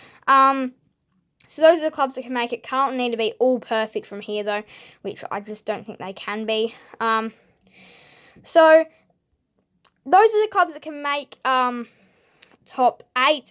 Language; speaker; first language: English; native; English